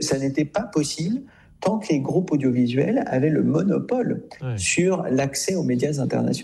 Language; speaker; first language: French; native; French